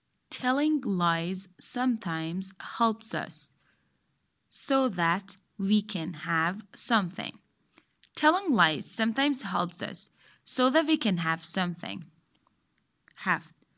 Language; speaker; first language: English; non-native, fluent; Persian